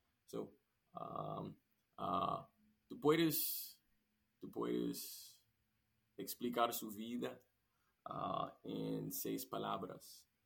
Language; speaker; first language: Spanish; non-native, learner; English